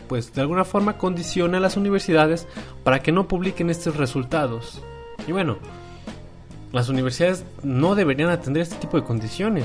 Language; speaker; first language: Spanish; native; Spanish